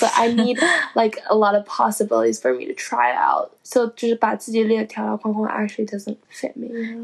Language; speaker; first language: English; non-native, fluent; Chinese